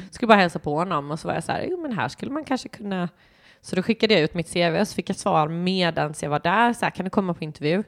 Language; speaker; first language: Swedish; early bilingual, other home language; English